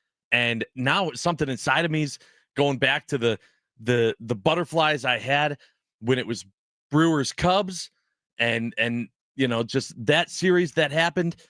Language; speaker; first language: English; native; English